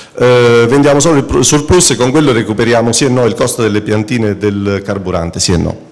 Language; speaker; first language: Italian; native; Italian